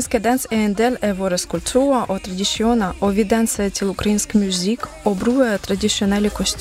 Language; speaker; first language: Danish; non-native, learner; Ukrainian